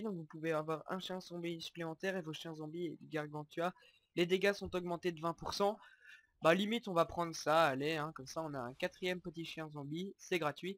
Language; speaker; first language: French; native; French